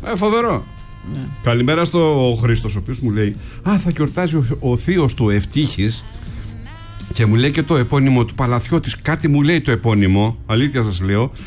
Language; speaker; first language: Greek; native; Greek